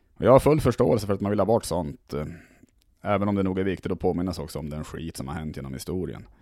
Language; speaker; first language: Swedish; native; Swedish